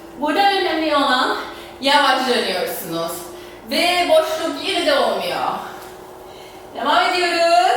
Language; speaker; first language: Turkish; non-native, fluent; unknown